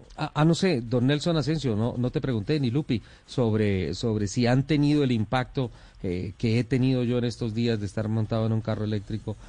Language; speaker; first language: Spanish; native; Spanish